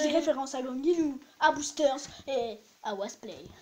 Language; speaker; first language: French; native; French